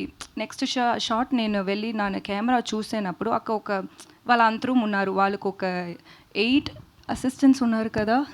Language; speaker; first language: Telugu; non-native, learner; Tamil